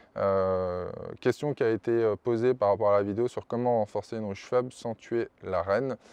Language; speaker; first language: French; native; French